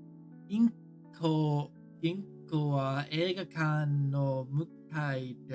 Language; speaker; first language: Japanese; non-native, learner; English